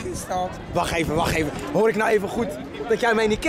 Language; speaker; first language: Dutch; native; Dutch